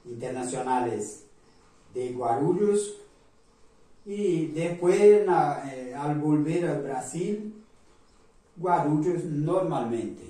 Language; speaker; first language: Spanish; non-native, learner; Portuguese